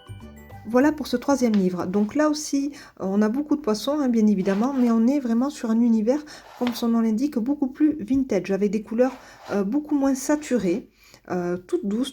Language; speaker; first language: French; native; French